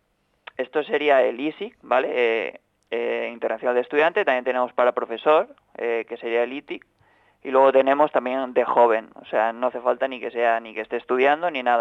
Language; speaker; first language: Spanish; native; Spanish